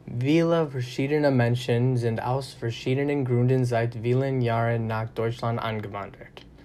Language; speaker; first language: German; non-native, learner; English